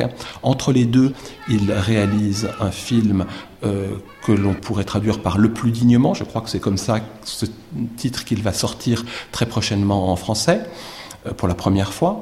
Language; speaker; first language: French; native; French